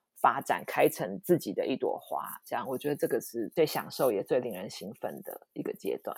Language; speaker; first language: Chinese; native; Chinese